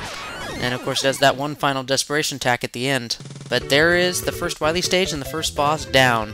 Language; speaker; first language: English; native; English